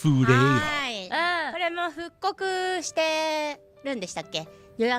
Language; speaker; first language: Japanese; native; Japanese